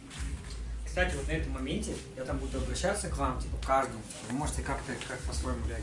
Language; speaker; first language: Russian; native; Russian